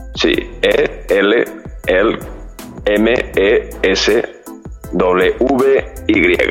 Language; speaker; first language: Spanish; native; Spanish